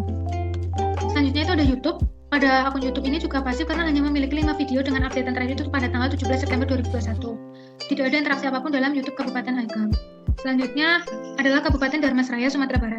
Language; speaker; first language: Indonesian; native; Indonesian